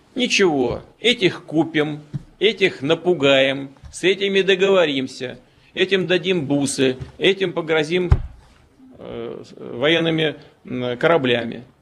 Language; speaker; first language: Russian; native; Russian